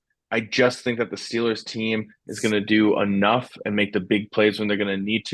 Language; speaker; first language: English; native; English